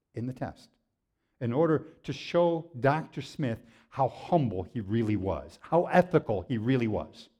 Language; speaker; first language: English; native; English